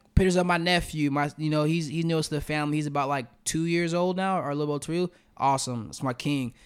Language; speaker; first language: English; native; English